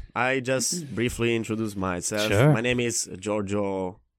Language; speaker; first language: English; non-native, fluent; Italian